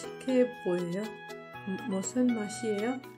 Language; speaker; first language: Korean; non-native, learner; Arabic